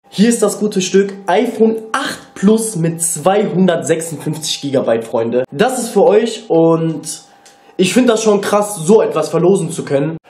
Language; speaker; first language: German; early bilingual, other home language; Turkish